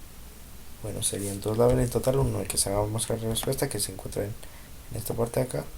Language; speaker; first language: Spanish; native; Spanish